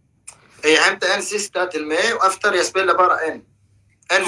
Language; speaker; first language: Swedish; non-native, learner; Arabic